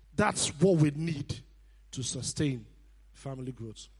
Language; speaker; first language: English; non-native, local second language; Nigerian Pidgin